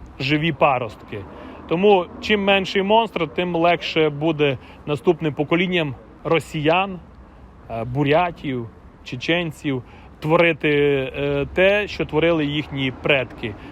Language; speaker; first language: Ukrainian; native; Ukrainian